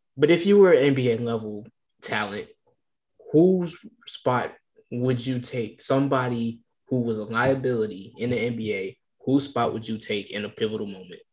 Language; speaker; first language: English; native; English